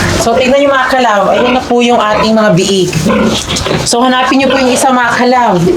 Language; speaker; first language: Filipino; non-native, local second language; Cebuano